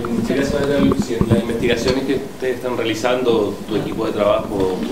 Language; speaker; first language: Spanish; native; Spanish